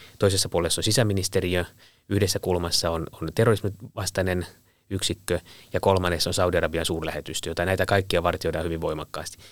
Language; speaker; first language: Finnish; native; Finnish